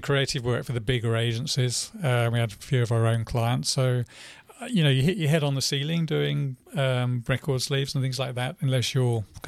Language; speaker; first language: English; native; English